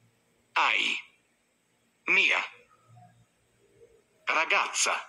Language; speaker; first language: Italian; non-native, learner; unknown